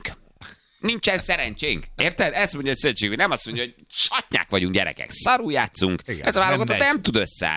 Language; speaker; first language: Hungarian; native; Hungarian